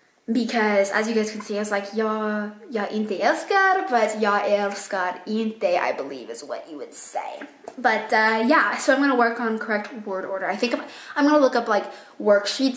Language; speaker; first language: English; native; English